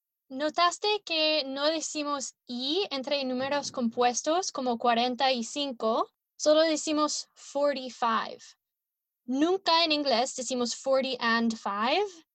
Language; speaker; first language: Spanish; non-native, learner; English